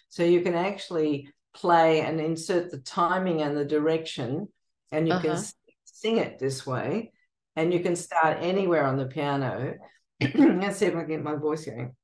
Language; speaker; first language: English; native; English